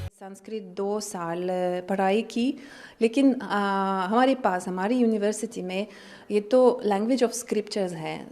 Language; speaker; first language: Hindi; non-native, learner; Lithuanian